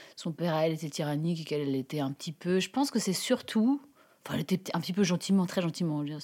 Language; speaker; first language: French; native; French